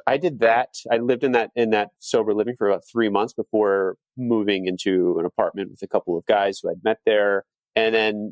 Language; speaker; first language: English; native; English